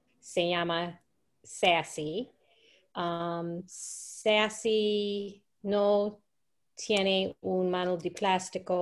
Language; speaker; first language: Spanish; non-native, learner; English